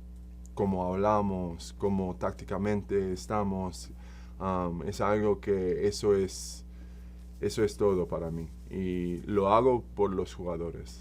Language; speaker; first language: Spanish; early bilingual, heritage; Spanish